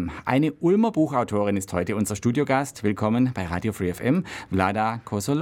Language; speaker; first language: German; native; German